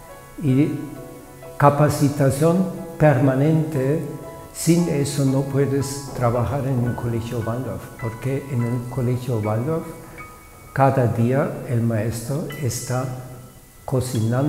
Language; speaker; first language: Spanish; non-native, fluent; German